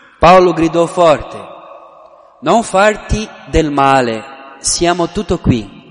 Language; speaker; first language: Italian; non-native, fluent; Portuguese